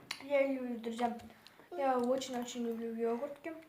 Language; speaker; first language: Russian; non-native, local second language; Kazakh